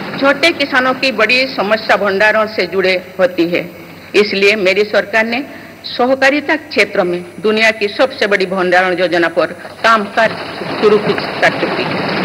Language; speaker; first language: Hindi; non-native, local second language; Santali